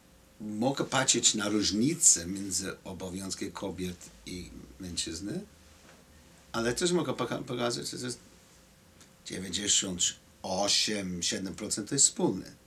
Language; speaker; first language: Polish; non-native, fluent; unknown